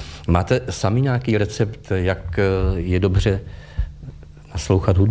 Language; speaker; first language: Czech; native; Czech